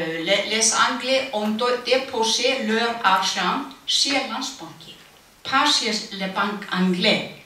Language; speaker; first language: French; non-native, learner; Icelandic